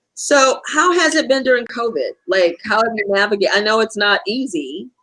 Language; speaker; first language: English; native; English